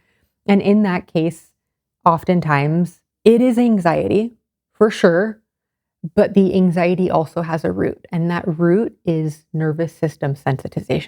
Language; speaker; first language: English; native; English